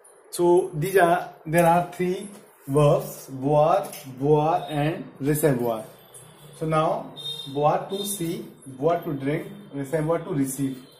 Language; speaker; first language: English; non-native, local second language; Hindi